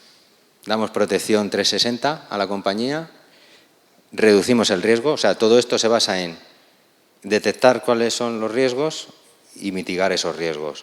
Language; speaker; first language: Spanish; native; Spanish